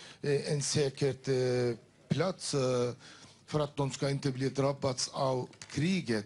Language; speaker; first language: Swedish; non-native, fluent; Turkish